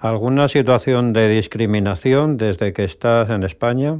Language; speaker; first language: Spanish; native; Spanish